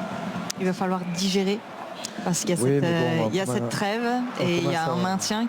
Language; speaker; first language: French; native; French